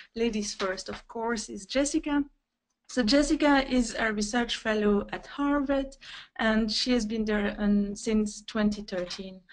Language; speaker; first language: English; non-native, fluent; French